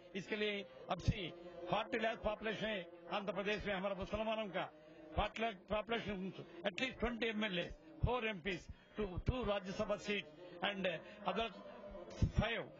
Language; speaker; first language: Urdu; native; Urdu